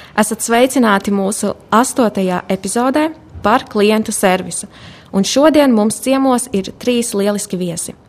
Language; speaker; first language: Latvian; native; Latvian